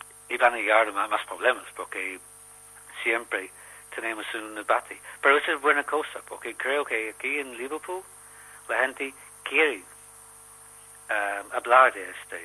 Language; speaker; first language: Spanish; non-native, learner; English